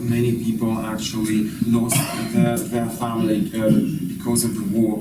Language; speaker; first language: English; non-native, fluent; Ukrainian